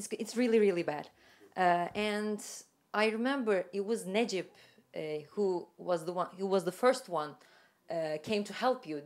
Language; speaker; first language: English; non-native, fluent; Turkish